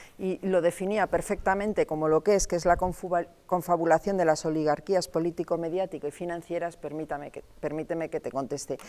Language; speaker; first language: Spanish; native; Spanish